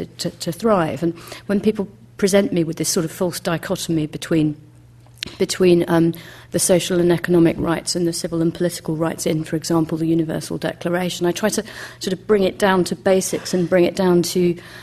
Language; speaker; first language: English; native; English